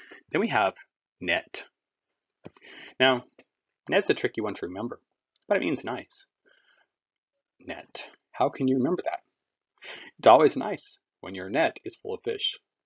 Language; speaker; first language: English; native; English